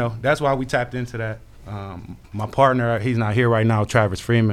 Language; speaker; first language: English; native; English